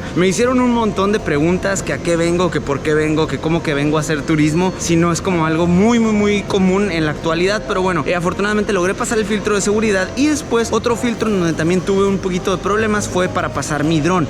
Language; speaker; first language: Spanish; native; Spanish